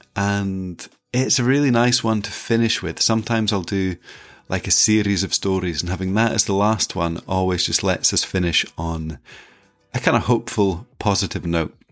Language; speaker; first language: English; native; English